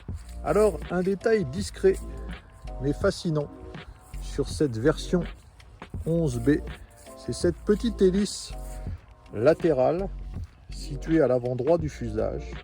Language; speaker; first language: French; native; French